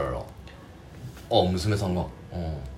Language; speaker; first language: Japanese; native; Japanese